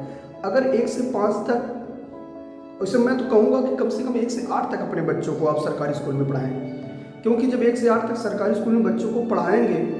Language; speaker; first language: Hindi; native; Hindi